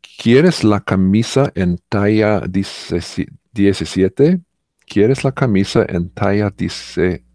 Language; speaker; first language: Spanish; non-native, learner; English